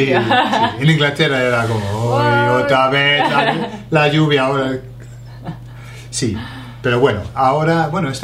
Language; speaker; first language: Spanish; non-native, fluent; English